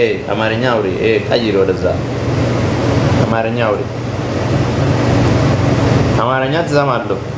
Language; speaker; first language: Amharic; non-native, local second language; Oromo